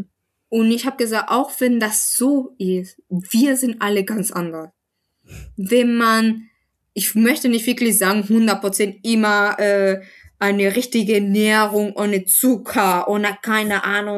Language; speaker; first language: German; non-native, fluent; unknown